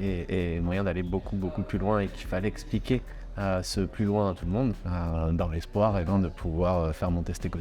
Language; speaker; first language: French; native; French